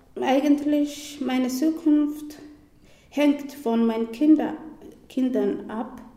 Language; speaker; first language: German; non-native, learner; Somali